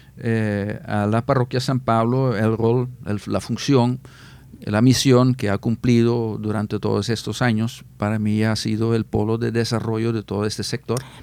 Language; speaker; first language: Spanish; non-native, fluent; Dutch